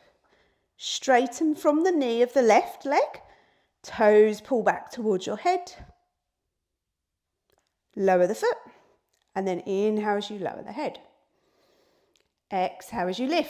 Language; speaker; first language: English; native; English